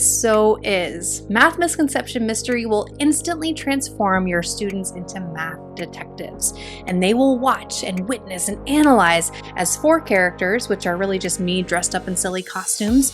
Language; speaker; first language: English; native; English